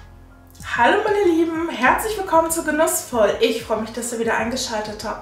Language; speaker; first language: German; native; German